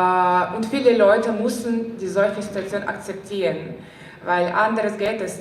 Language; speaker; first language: German; non-native, fluent; Ukrainian